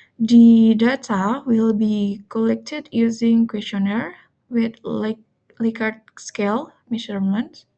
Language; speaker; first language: English; non-native, learner; Indonesian